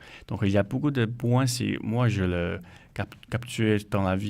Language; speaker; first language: French; non-native, learner; Chinese